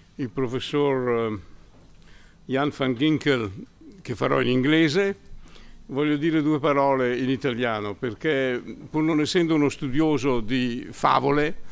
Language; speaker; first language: Italian; native; Italian